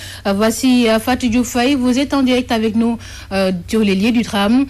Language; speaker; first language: French; non-native, local second language; Wolof